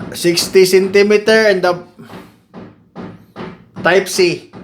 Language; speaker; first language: English; non-native, local second language; Filipino